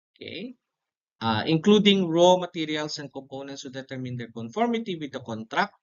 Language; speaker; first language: English; non-native, local second language; Filipino